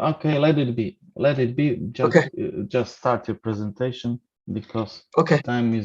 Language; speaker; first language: English; non-native, fluent; Polish